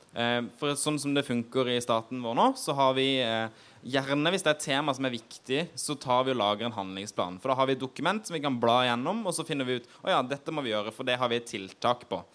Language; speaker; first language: Norwegian; native; Norwegian